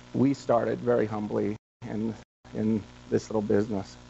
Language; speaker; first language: English; native; English